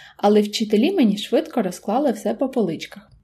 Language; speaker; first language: Ukrainian; native; Ukrainian